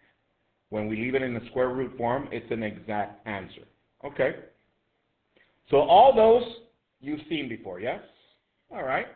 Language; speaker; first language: English; native; English